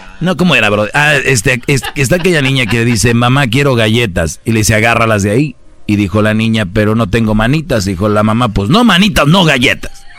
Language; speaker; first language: Spanish; native; Spanish